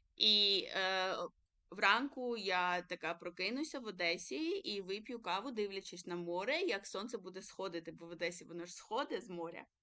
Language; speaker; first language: Ukrainian; early bilingual, other home language; Georgian